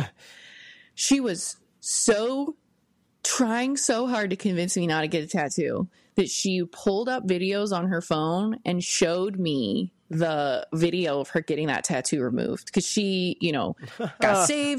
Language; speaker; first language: English; native; English